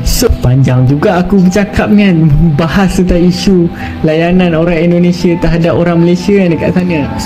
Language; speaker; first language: Malay; native; Malay